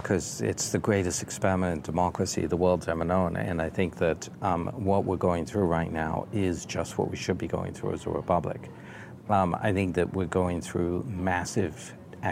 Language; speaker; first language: English; native; English